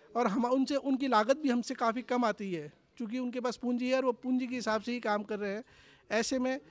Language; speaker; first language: Hindi; native; Hindi